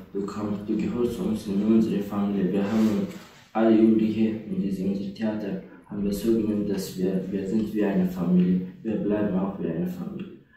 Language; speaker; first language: German; non-native, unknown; Persian